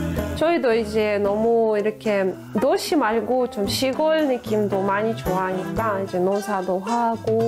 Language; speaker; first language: Korean; non-native, fluent; Russian